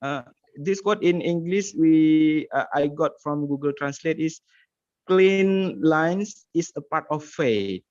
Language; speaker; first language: English; non-native, learner; Indonesian